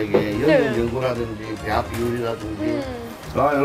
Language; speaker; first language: Korean; native; Korean